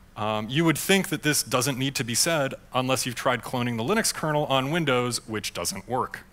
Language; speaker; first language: English; native; English